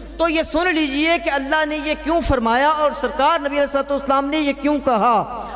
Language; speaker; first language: Urdu; non-native, local second language; Punjabi